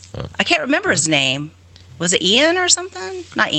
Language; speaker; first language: English; native; English